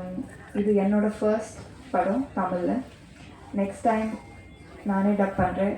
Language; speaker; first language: Tamil; non-native, learner; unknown